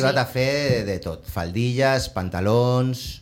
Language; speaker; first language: Catalan; non-native, local second language; Spanish